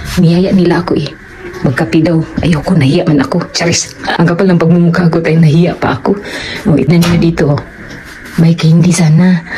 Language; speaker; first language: Filipino; native; Filipino